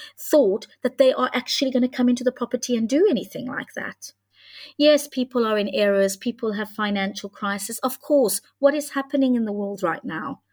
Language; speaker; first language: English; non-native, fluent; Hungarian